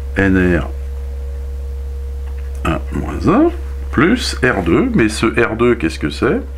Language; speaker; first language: French; native; French